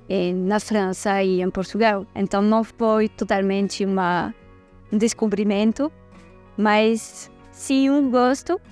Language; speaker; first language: Portuguese; non-native, fluent; French